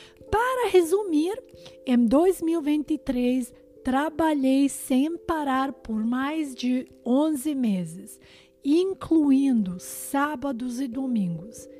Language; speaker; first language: Portuguese; non-native, learner; Albanian